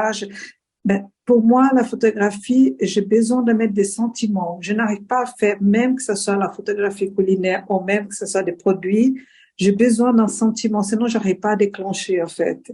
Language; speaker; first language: French; non-native, fluent; Portuguese